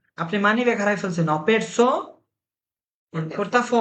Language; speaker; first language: Italian; non-native, fluent; Bangla